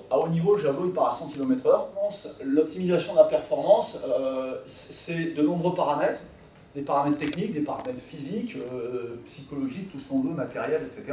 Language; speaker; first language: French; native; French